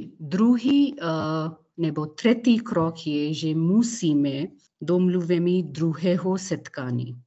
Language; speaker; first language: Czech; non-native, learner; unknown